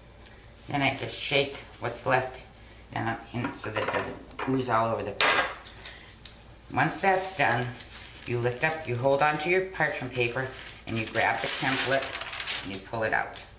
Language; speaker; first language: English; native; English